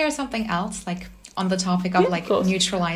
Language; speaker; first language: English; non-native, fluent; German